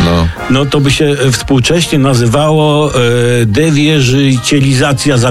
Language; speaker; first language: Polish; native; Polish